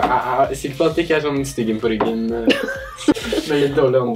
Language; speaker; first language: Norwegian; native; Norwegian